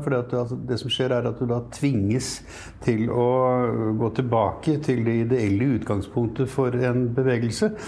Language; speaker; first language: Norwegian; native; Norwegian